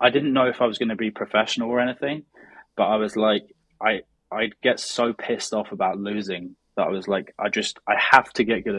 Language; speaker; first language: English; native; English